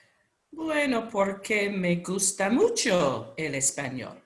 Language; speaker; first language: Spanish; non-native, learner; English